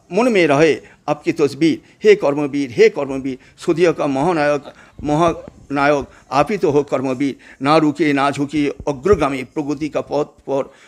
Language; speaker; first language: Hindi; non-native, local second language; Bangla